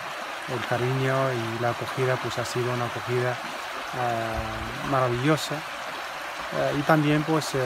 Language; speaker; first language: Spanish; non-native, fluent; Arabic